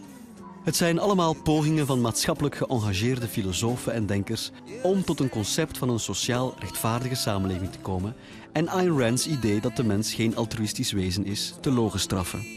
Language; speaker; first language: Dutch; native; Dutch